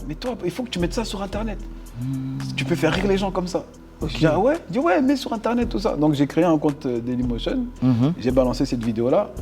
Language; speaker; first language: French; non-native, local second language; Lingala